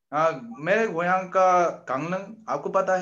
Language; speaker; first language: Hindi; non-native, learner; Korean